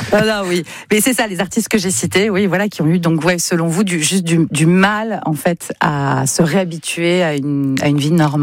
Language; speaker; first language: French; native; French